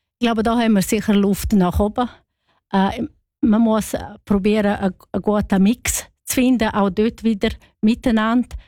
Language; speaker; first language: German; non-native, local second language; Romansh